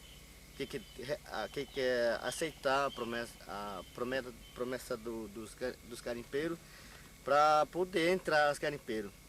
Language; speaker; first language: Portuguese; non-native, local second language; Yanomámi